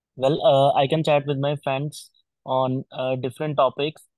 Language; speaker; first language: English; non-native, local second language; Punjabi